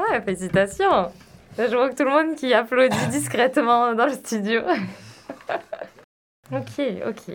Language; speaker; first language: French; native; French